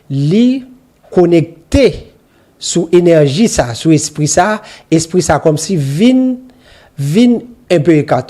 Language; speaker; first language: Haitian Creole; native; Haitian Creole